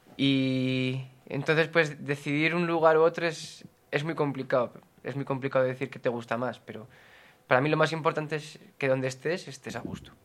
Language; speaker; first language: Spanish; native; Spanish